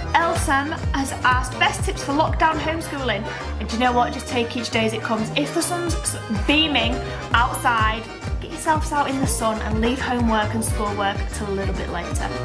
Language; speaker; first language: English; native; English